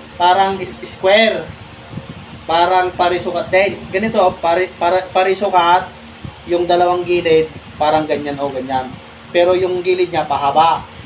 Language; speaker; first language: Filipino; non-native, local second language; Iloko